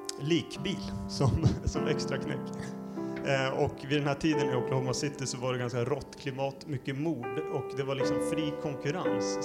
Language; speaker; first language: Swedish; native; Swedish